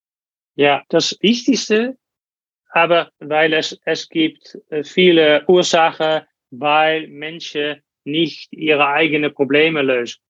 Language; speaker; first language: German; non-native, learner; Dutch